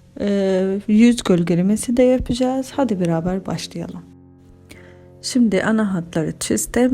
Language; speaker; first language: Turkish; non-native, fluent; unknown